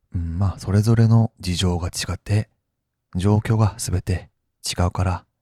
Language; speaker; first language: Japanese; non-native, fluent; Korean